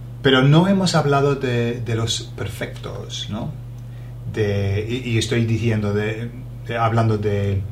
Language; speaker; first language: Spanish; non-native, learner; English